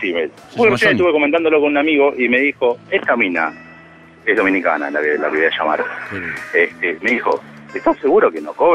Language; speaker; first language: Spanish; native; Spanish